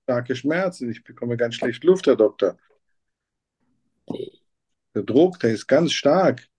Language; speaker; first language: German; non-native, fluent; Turkish